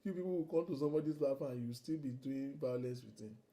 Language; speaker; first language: English; non-native, local second language; Yoruba